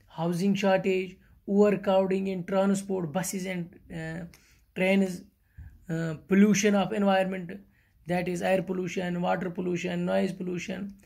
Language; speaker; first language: Hindi; non-native, local second language; Kashmiri